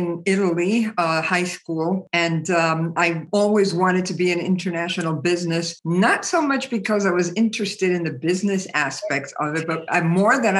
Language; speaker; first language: English; native; English